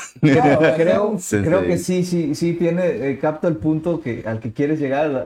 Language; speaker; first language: Spanish; native; Spanish